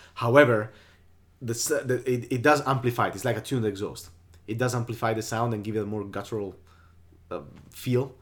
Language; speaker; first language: English; non-native, fluent; Italian